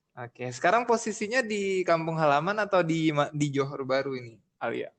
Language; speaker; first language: Indonesian; native; Indonesian